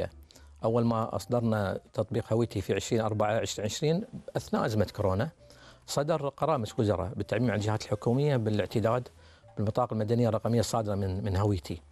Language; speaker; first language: Arabic; native; Arabic